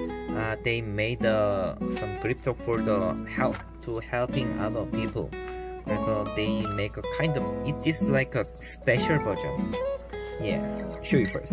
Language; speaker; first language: English; non-native, learner; Korean